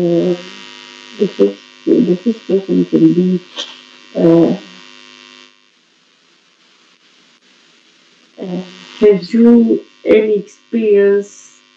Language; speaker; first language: English; non-native, learner; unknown